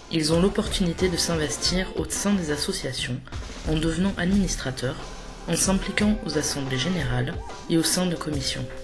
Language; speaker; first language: French; native; French